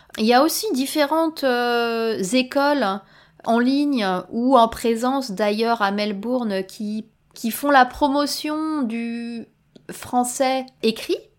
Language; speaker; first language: French; native; French